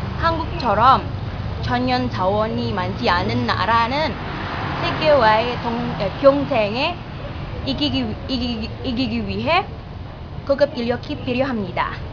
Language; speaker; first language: Korean; non-native, learner; Indonesian